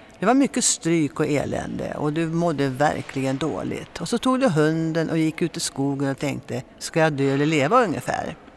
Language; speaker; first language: Swedish; native; Swedish